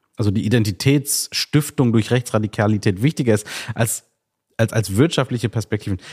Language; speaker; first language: German; early bilingual, other home language; Sinhala